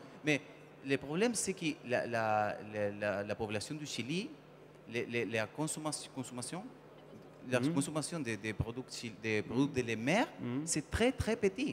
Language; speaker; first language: French; non-native, learner; Spanish